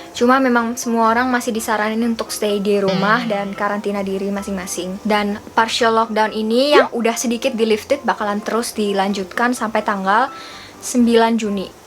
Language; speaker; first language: Indonesian; native; Indonesian